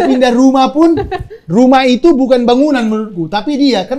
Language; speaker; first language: Indonesian; native; Indonesian